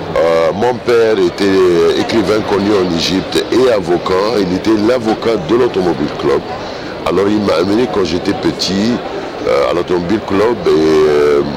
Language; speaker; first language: French; non-native, fluent; Arabic